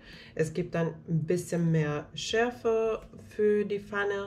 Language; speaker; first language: German; non-native, fluent; Finnish